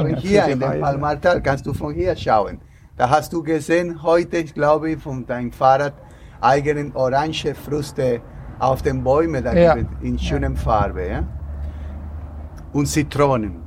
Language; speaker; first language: German; non-native, learner; Spanish